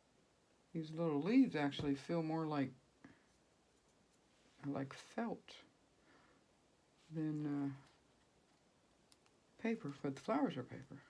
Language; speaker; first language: English; native; English